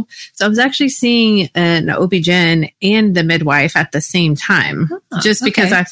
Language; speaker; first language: English; native; English